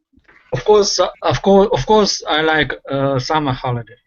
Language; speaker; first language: English; non-native, learner; Russian